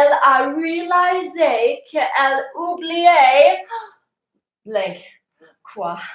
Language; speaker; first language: French; non-native, learner; English